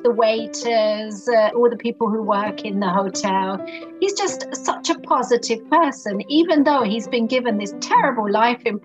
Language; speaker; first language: English; native; English